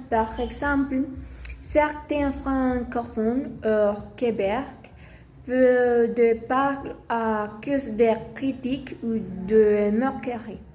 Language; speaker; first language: French; non-native, learner; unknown